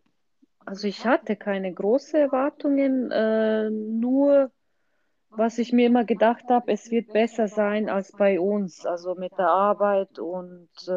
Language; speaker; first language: German; non-native, fluent; Croatian